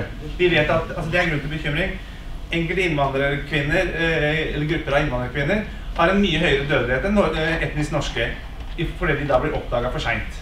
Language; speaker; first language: Norwegian; native; Norwegian